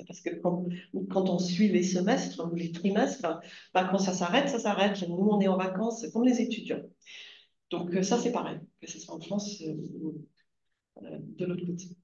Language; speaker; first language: French; non-native, fluent; English